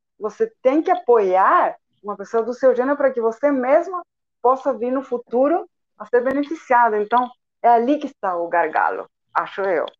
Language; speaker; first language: Portuguese; non-native, fluent; Spanish